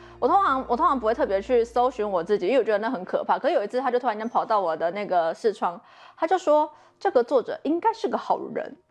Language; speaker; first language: Chinese; native; Chinese